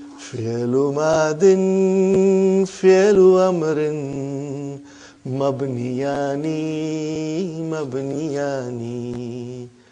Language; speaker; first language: Arabic; non-native, fluent; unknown